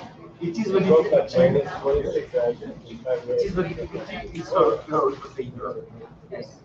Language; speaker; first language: English; non-native, learner; French